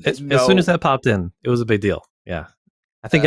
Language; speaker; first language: English; native; English